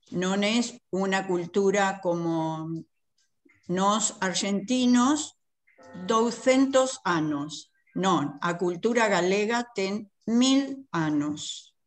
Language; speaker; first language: Galician; non-native, learner; Spanish